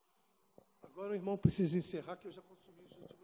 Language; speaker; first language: Portuguese; native; Portuguese